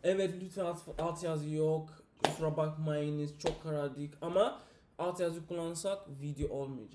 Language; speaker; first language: Turkish; non-native, fluent; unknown